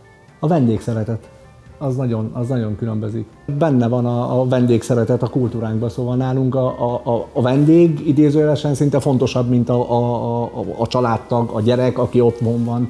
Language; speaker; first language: Hungarian; early bilingual, other home language; Arabic